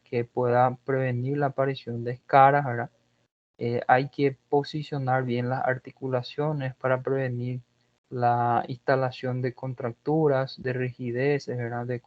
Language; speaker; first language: Spanish; non-native, fluent; Portuguese